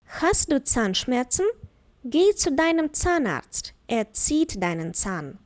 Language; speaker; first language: German; non-native, fluent; Ukrainian